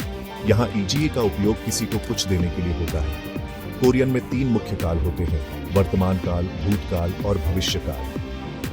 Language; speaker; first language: Hindi; native; Hindi